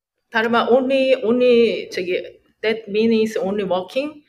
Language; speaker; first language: English; non-native, learner; Korean